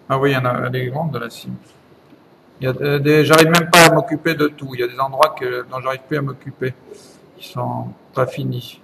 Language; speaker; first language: French; native; French